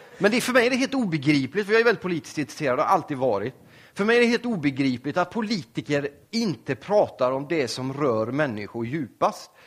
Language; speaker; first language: Swedish; native; Swedish